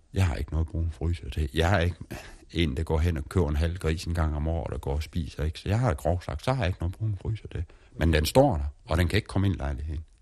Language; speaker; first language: Danish; native; Danish